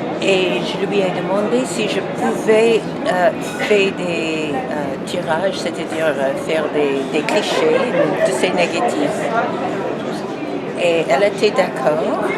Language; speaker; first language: French; non-native, fluent; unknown